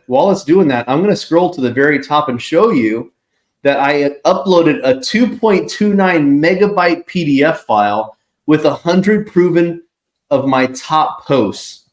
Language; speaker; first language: English; native; English